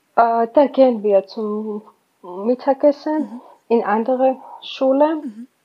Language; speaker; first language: German; non-native, learner; Georgian